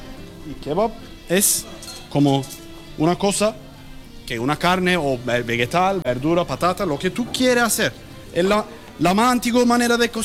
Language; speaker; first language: Spanish; non-native, learner; Turkish